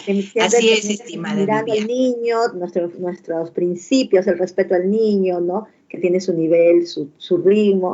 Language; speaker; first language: Spanish; native; Spanish